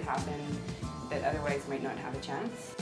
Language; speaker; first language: English; native; English